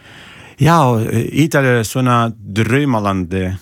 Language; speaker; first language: Icelandic; non-native, learner; Italian